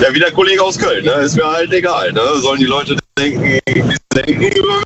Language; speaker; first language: German; native; German